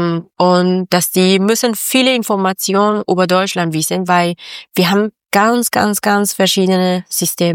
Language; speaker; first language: German; non-native, learner; Persian